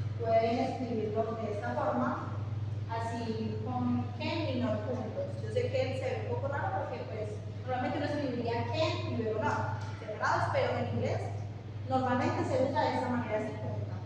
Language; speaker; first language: Spanish; non-native, fluent; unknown